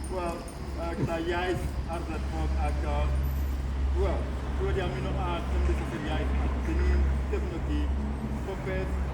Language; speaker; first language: Welsh; non-native, fluent; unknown